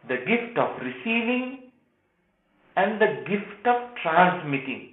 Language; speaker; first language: English; non-native, local second language; Sinhala